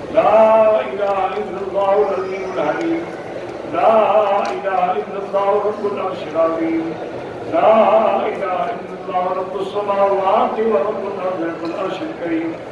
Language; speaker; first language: Urdu; native; Urdu